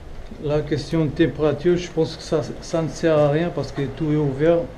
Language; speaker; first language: French; non-native, fluent; Portuguese